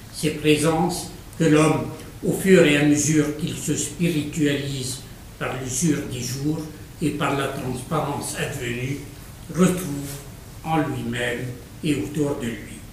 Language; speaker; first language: French; non-native, local second language; Arabic